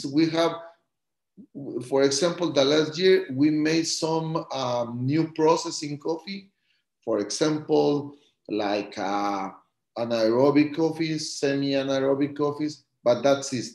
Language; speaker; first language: English; non-native, learner; Spanish